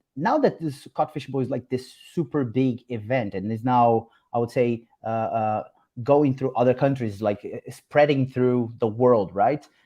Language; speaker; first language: English; non-native, fluent; Portuguese